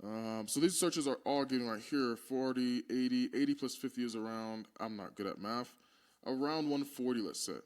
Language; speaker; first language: English; native; English